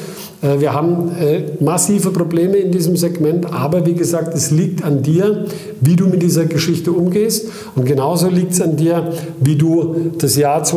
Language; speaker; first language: German; native; German